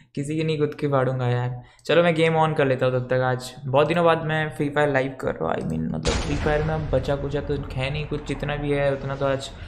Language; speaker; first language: Hindi; non-native, local second language; Bangla